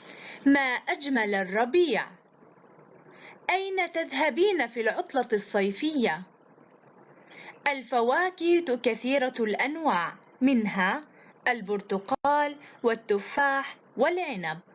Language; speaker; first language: Arabic; native; Arabic